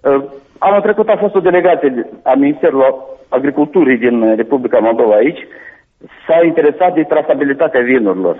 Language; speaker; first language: Romanian; native; Romanian